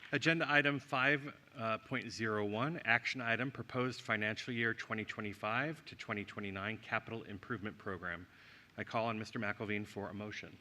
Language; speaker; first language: English; native; English